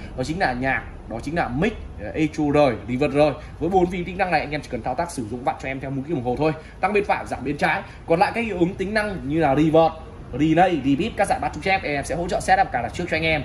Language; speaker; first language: Vietnamese; native; Vietnamese